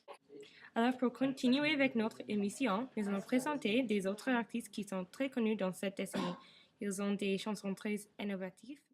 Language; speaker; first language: French; non-native, learner; English